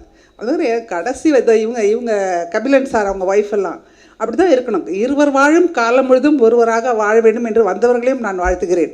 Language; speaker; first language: Tamil; native; Tamil